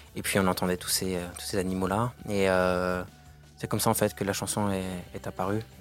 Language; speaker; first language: French; native; French